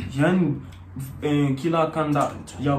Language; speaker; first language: Turkish; non-native, learner; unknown